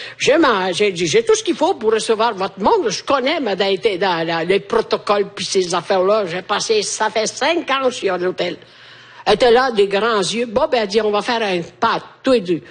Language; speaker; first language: French; non-native, fluent; Italian